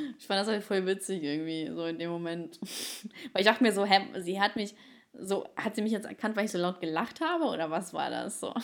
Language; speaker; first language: German; early bilingual, other home language; Ukrainian